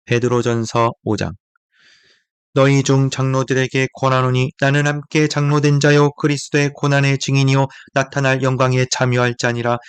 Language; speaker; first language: Korean; native; Korean